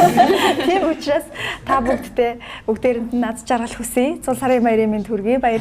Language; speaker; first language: Mongolian; native; Mongolian